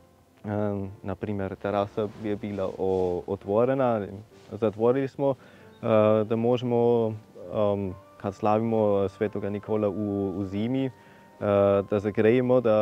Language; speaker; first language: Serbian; non-native, fluent; German